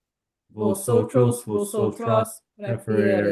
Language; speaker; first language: Spanish; non-native, learner; English